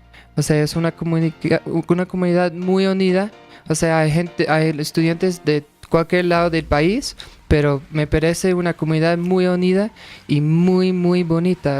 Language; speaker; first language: Spanish; non-native, fluent; English